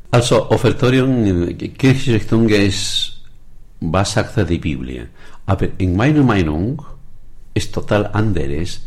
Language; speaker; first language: German; non-native, learner; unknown